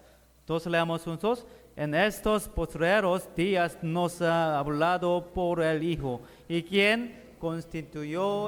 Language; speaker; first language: Spanish; non-native, learner; Korean